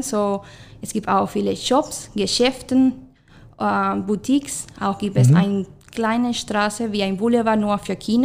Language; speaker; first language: German; non-native, fluent; Spanish